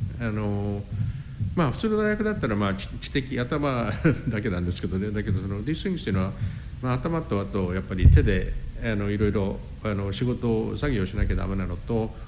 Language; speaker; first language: Japanese; non-native, fluent; English